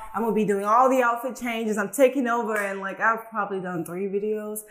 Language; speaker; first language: English; early bilingual, other home language; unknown